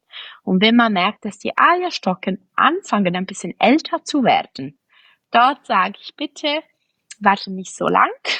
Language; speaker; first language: German; non-native, fluent; Italian